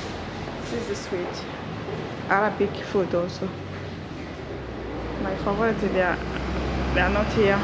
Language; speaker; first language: English; non-native, fluent; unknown